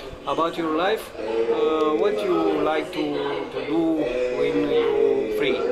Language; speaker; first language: English; non-native, learner; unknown